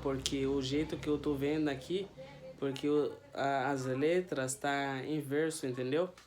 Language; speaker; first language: Portuguese; non-native, learner; Haitian Creole